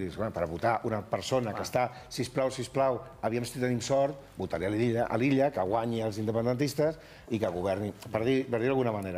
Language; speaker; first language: Catalan; native; Catalan